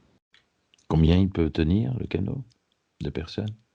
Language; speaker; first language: French; native; French